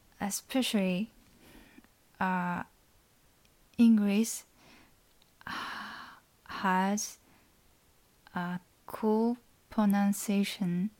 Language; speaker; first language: English; non-native, learner; Japanese